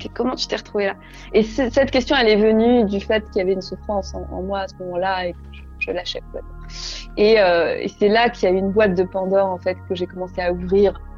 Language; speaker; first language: French; native; French